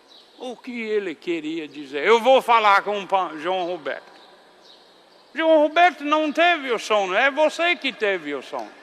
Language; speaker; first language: Portuguese; non-native, fluent; English